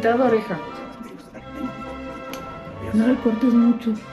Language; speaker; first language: Spanish; native; Spanish